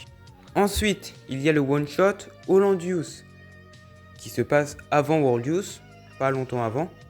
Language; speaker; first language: French; native; French